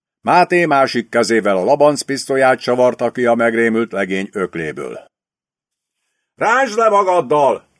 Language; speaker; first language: Hungarian; native; Hungarian